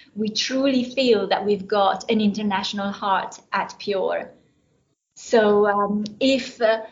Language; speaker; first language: English; non-native, fluent; Italian